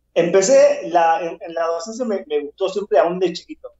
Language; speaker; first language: Spanish; native; Spanish